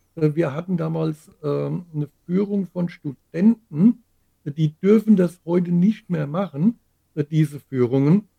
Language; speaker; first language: German; native; German